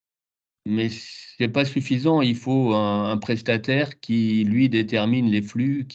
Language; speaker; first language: French; native; French